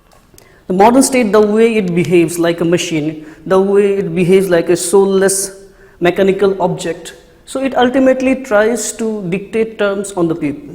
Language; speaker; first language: English; non-native, local second language; Assamese